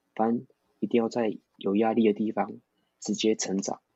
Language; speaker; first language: Chinese; non-native, local second language; Min Nan Chinese